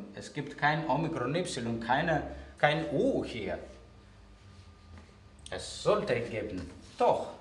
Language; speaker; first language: German; non-native, fluent; Greek